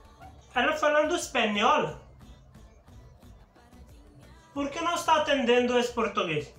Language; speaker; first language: Portuguese; non-native, learner; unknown